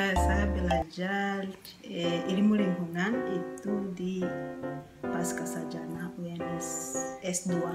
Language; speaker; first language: Indonesian; non-native, learner; Kinyarwanda